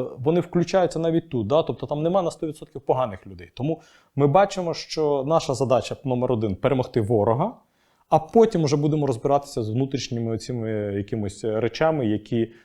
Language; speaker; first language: Ukrainian; non-native, local second language; Russian